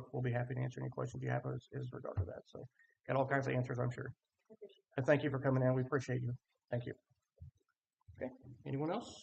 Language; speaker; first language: English; native; English